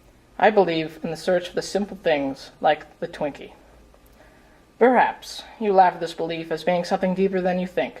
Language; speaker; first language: English; native; English